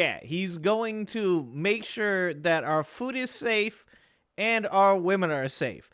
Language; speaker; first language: English; native; English